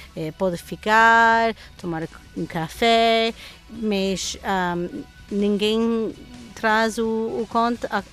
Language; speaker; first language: Portuguese; non-native, learner; English